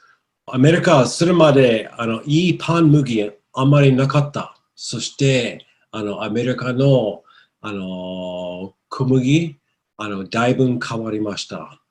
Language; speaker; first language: Japanese; non-native, learner; English